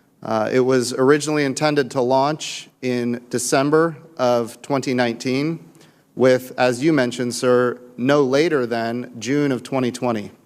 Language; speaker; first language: English; native; English